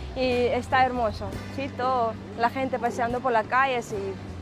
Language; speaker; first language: Spanish; early bilingual, other home language; Ukrainian